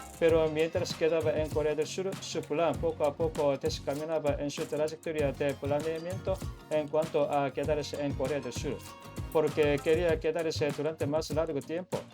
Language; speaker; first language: Spanish; non-native, learner; Korean